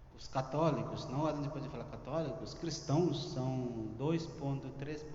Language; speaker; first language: Portuguese; non-native, fluent; Tamil